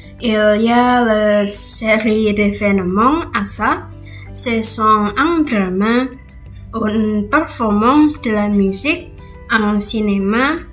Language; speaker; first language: French; non-native, learner; Indonesian